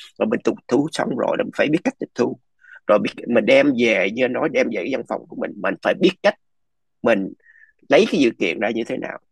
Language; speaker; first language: Vietnamese; early bilingual, other home language; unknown